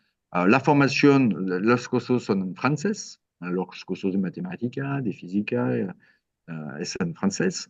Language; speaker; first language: Spanish; non-native, learner; French